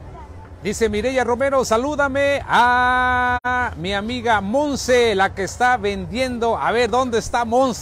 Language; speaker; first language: Spanish; native; Spanish